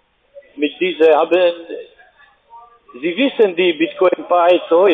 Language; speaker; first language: German; non-native, learner; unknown